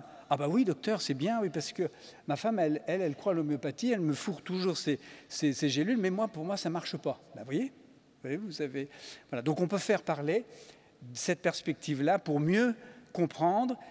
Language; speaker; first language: French; native; French